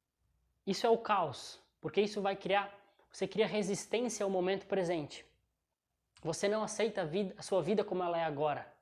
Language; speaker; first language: Portuguese; native; Portuguese